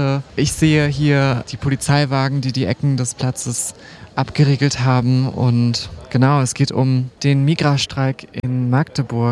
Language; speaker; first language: German; native; German